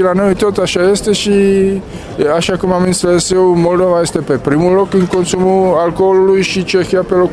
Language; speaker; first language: Romanian; non-native, fluent; Czech